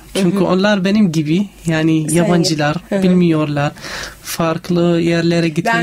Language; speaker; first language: Turkish; non-native, learner; Arabic